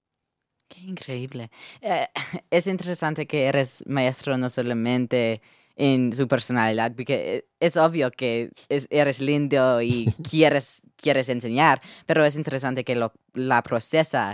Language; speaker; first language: Spanish; non-native, learner; English